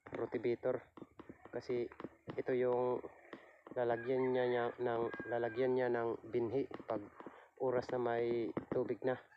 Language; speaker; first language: Filipino; non-native, local second language; Waray